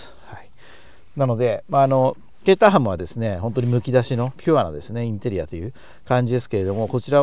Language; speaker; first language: Japanese; native; Japanese